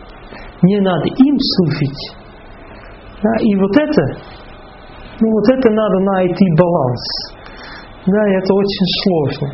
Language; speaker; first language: Russian; non-native, fluent; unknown